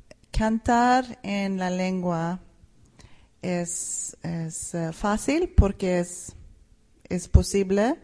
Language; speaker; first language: Spanish; non-native, fluent; Swedish